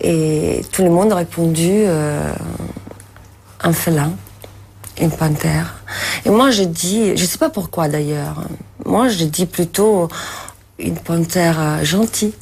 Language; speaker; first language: French; non-native, fluent; Italian